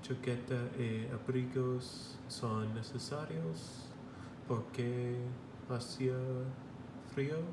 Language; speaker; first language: Spanish; non-native, learner; English